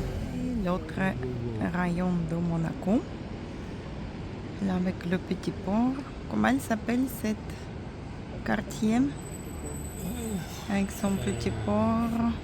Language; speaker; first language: French; non-native, fluent; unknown